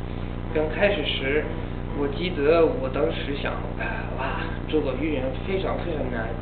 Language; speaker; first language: Chinese; non-native, learner; Italian